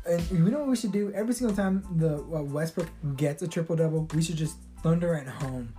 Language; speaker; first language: English; early bilingual, other home language; Spanish